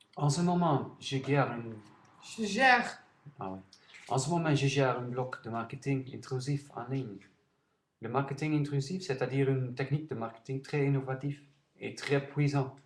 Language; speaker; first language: French; non-native, learner; Dutch